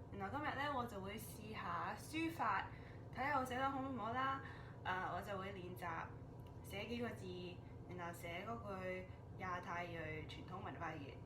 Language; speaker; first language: Cantonese; early bilingual, heritage; Cantonese